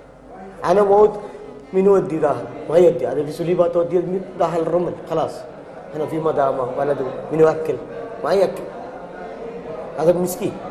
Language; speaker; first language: Arabic; non-native, learner; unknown